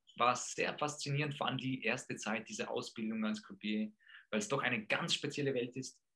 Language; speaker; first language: German; early bilingual, other home language; Polish